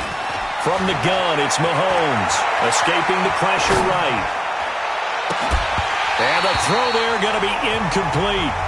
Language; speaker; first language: English; native; English